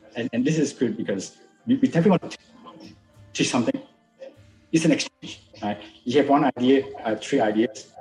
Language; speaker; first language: English; non-native, local second language; Min Nan Chinese